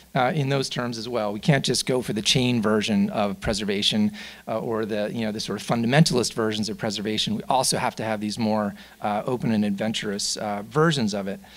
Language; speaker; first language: English; native; English